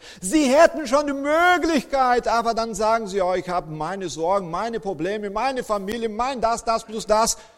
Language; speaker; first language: German; non-native, fluent; Portuguese